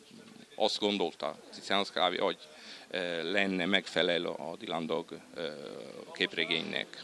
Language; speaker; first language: Hungarian; non-native, fluent; Italian